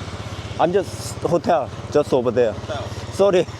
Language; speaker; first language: English; non-native, learner; Korean